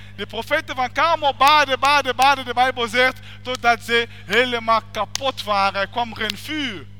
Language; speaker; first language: Dutch; non-native, fluent; French